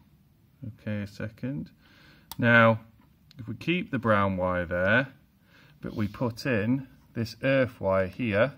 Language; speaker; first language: English; native; English